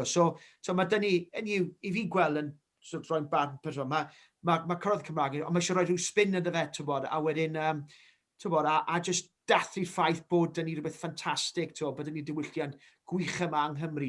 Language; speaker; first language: Welsh; native; Welsh